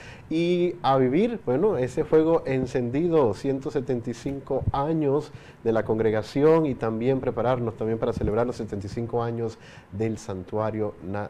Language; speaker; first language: Spanish; native; Spanish